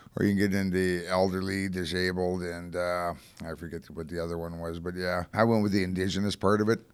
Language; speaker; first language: English; native; English